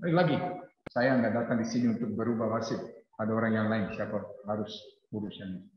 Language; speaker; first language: Indonesian; non-native, learner; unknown